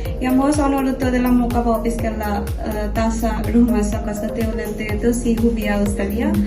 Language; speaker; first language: Finnish; non-native, learner; Bangla